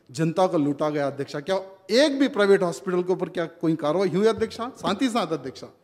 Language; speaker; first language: Hindi; non-native, local second language; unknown